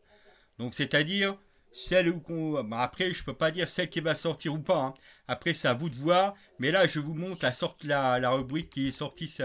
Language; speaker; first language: French; native; French